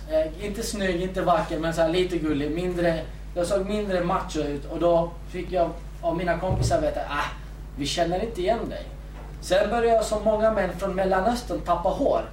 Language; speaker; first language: Swedish; early bilingual, other home language; Kurdish